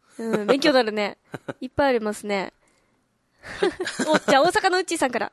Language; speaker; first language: Japanese; native; Japanese